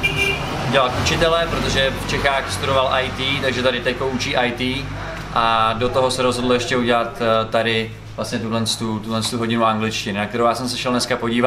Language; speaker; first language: Czech; native; Czech